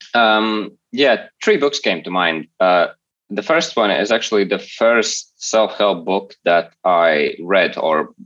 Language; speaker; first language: English; non-native, fluent; Latvian